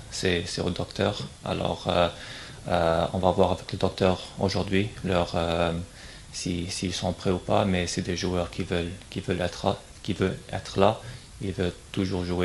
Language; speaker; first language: French; non-native, fluent; English